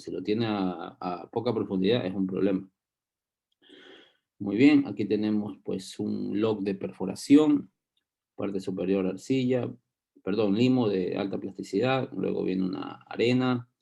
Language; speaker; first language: Spanish; native; Spanish